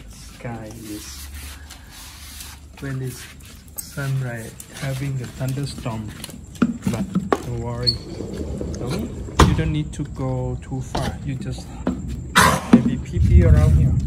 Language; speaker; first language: English; non-native, local second language; Thai